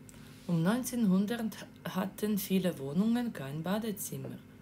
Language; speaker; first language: German; non-native, fluent; Ukrainian